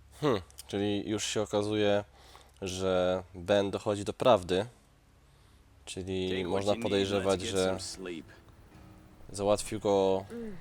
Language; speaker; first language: Polish; native; Polish